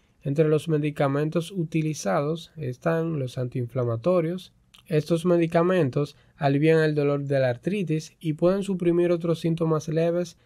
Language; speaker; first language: Spanish; native; Spanish